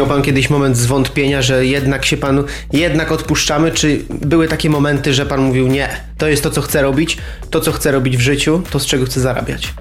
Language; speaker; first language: Polish; native; Polish